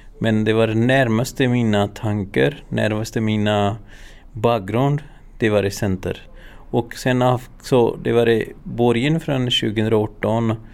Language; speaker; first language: Swedish; non-native, learner; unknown